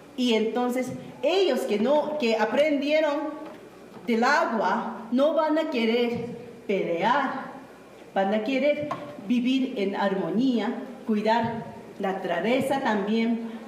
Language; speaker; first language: Spanish; non-native, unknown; Japanese